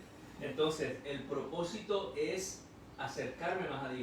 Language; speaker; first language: Spanish; native; Spanish